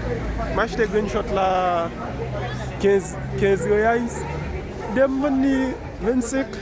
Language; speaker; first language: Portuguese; non-native, learner; Haitian Creole